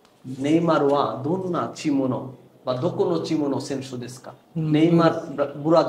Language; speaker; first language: Japanese; non-native, fluent; Bangla